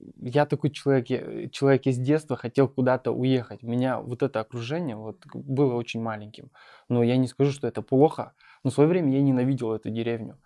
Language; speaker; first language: Russian; non-native, local second language; Bashkir